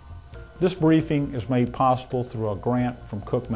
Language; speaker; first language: English; native; English